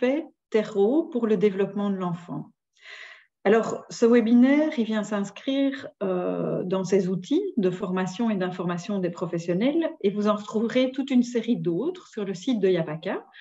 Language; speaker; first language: French; native; French